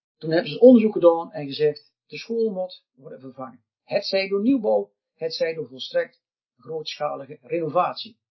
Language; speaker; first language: Dutch; native; Dutch